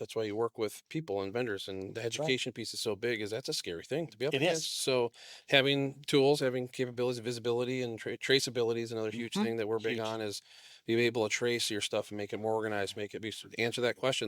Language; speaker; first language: English; native; English